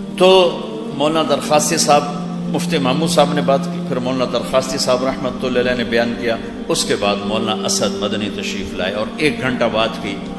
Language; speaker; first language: Urdu; non-native, local second language; Punjabi